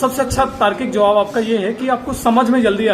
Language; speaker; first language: Hindi; native; Hindi